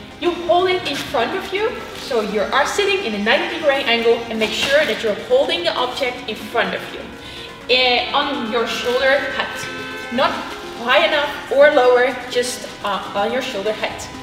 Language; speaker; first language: English; non-native, fluent; Dutch